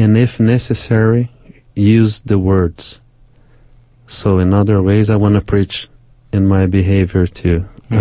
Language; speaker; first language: English; non-native, fluent; Portuguese